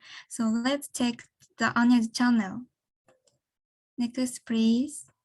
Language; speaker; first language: English; non-native, learner; Japanese